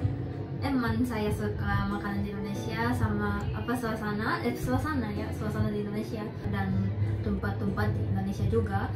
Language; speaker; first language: Indonesian; non-native, fluent; Japanese